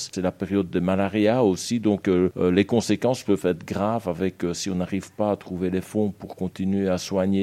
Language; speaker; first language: French; native; French